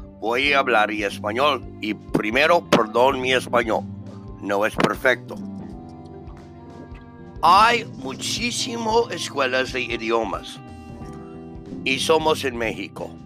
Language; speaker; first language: Spanish; non-native, learner; English